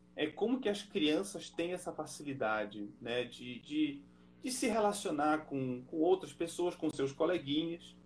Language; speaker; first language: Portuguese; native; Portuguese